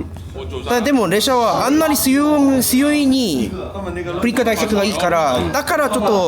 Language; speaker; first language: Japanese; non-native, learner; Korean